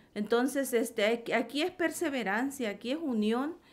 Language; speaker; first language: Spanish; native; Spanish